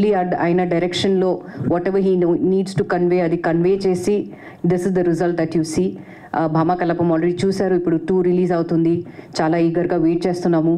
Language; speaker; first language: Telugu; non-native, fluent; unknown